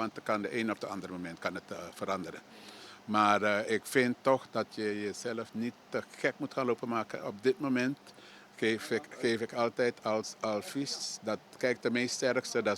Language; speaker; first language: Dutch; native; Dutch